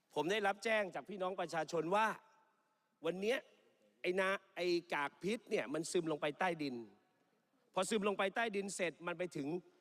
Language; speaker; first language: Thai; native; Thai